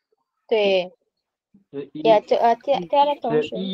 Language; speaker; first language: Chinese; non-native, fluent; Indonesian